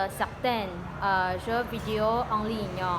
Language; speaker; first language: French; non-native, learner; Vietnamese